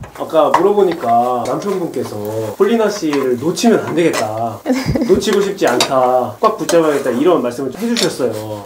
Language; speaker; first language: Korean; native; Korean